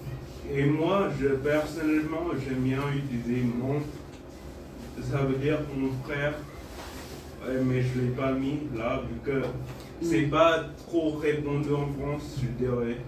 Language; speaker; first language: French; non-native, fluent; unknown